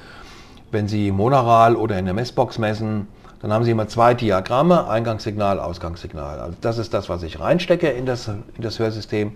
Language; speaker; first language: German; native; German